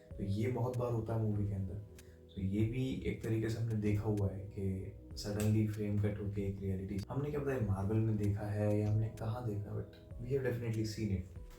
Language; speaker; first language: Hindi; native; Hindi